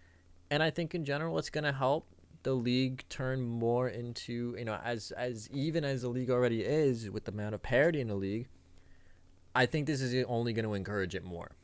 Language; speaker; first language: English; native; English